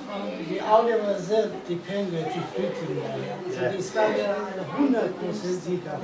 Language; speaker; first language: Danish; non-native, fluent; Kurdish